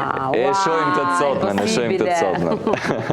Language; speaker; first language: Albanian; native; Albanian